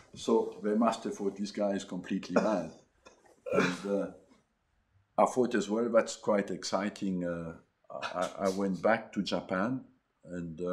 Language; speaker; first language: English; non-native, fluent; French